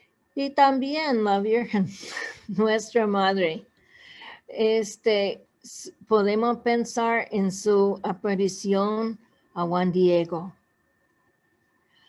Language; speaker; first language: Spanish; non-native, fluent; English